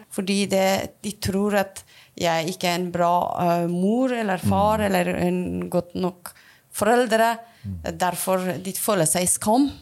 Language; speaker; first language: Norwegian; non-native, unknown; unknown